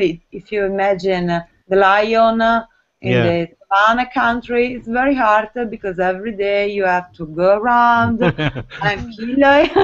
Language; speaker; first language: English; non-native, learner; Italian